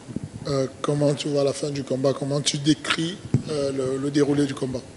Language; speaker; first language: French; native; French